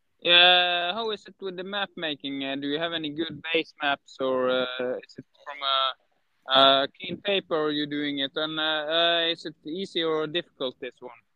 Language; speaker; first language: English; non-native, fluent; Norwegian